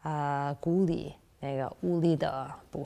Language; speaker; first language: Chinese; non-native, fluent; English